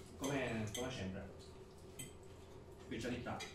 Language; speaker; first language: Italian; non-native, learner; Indonesian